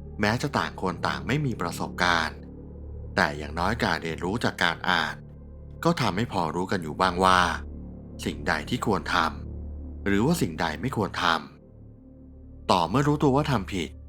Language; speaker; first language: Thai; native; Thai